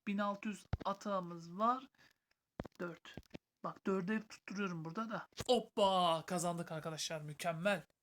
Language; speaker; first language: Turkish; native; Turkish